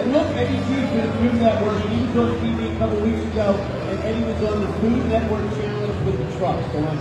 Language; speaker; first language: English; native; English